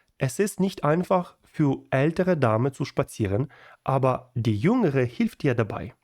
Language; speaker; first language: German; non-native, fluent; Ukrainian